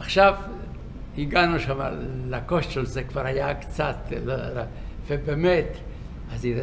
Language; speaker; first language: Hebrew; non-native, fluent; Yiddish